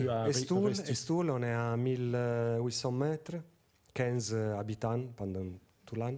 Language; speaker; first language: French; non-native, fluent; Italian